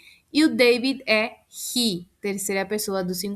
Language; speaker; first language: Portuguese; non-native, fluent; Spanish